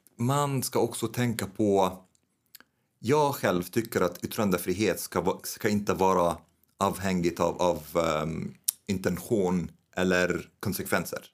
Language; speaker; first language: Swedish; non-native, fluent; Arabic